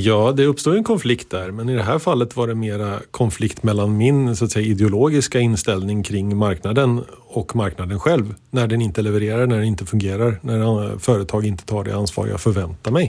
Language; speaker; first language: Swedish; native; Swedish